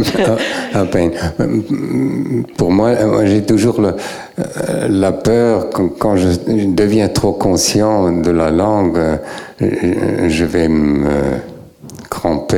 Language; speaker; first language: French; native; French